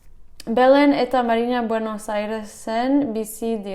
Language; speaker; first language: Basque; non-native, learner; English